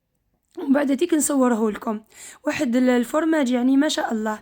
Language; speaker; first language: Arabic; native; Arabic